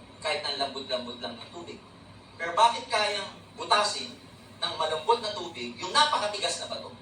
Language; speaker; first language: Filipino; native; Filipino